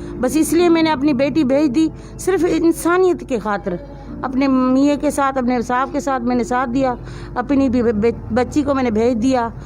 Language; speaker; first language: Urdu; non-native, local second language; Sindhi